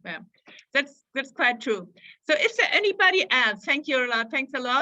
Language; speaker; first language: English; non-native, fluent; German